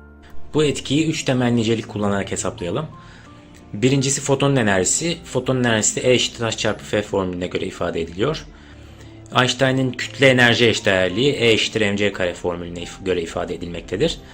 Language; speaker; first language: Turkish; native; Turkish